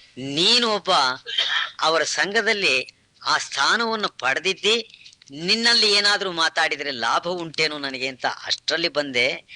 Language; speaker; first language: Kannada; non-native, local second language; Telugu